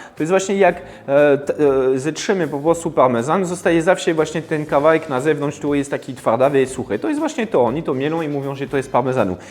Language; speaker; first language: Polish; non-native, fluent; French